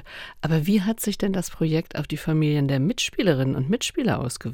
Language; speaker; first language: German; native; German